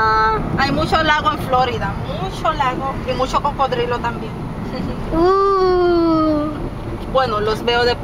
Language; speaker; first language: Spanish; native; Spanish